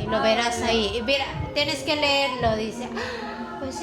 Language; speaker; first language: Spanish; non-native, fluent; Filipino